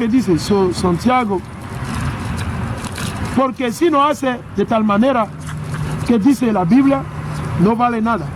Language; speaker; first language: Spanish; non-native, learner; English